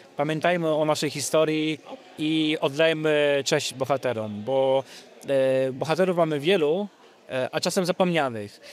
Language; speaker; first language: Polish; native; Polish